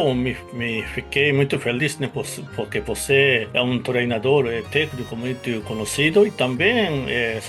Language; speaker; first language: Portuguese; non-native, fluent; Japanese